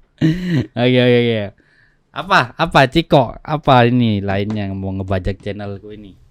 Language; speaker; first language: Indonesian; non-native, local second language; Madurese